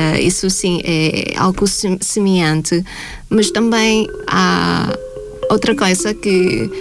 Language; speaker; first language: Portuguese; non-native, fluent; Thai